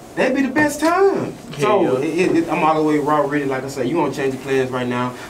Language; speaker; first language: English; native; English